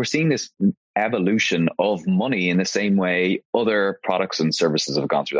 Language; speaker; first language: English; native; English